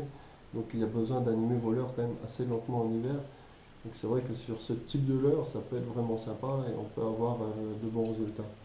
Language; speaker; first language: French; native; French